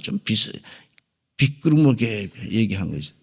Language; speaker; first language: Korean; native; Korean